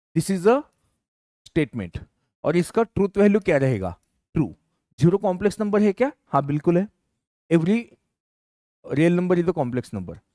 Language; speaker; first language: Hindi; non-native, local second language; Marathi